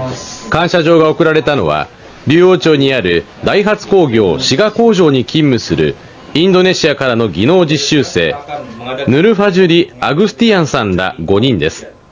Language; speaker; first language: Japanese; native; Japanese